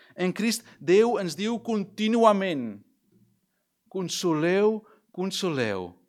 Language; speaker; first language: Catalan; non-native, local second language; Spanish